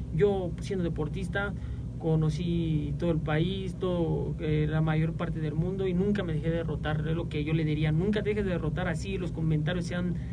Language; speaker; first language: Spanish; native; Spanish